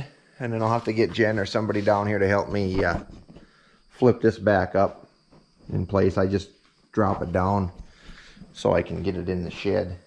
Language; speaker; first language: English; native; English